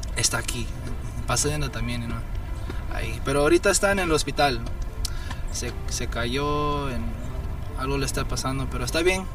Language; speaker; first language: Spanish; early bilingual, heritage; Spanish